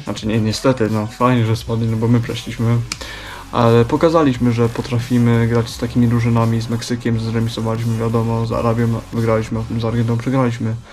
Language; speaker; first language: Polish; early bilingual, heritage; Polish